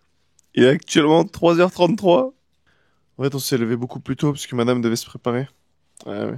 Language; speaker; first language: French; native; French